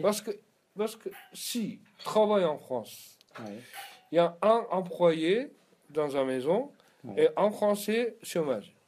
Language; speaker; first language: French; non-native, learner; Japanese